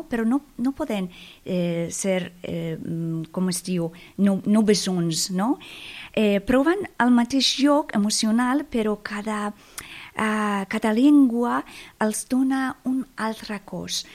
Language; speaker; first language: Catalan; non-native, fluent; Persian